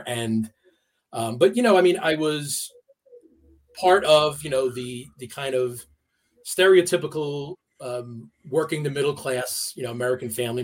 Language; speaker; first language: English; native; English